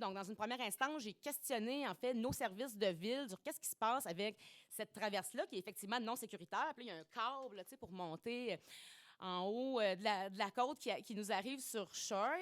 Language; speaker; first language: French; native; French